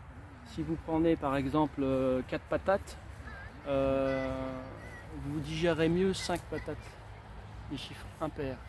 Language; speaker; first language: French; native; French